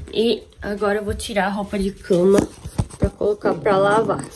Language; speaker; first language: Portuguese; early bilingual, heritage; Portuguese